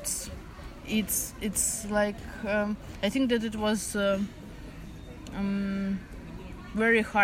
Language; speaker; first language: English; non-native, fluent; Russian